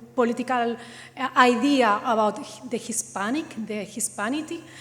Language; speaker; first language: English; non-native, fluent; Spanish